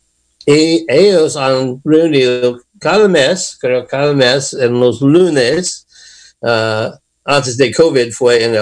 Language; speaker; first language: Spanish; non-native, learner; English